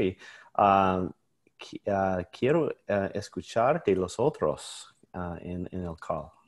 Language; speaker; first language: Spanish; non-native, learner; English